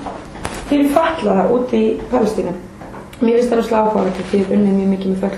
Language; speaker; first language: Icelandic; non-native, learner; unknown